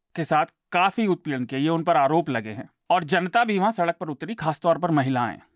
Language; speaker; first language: Hindi; native; Hindi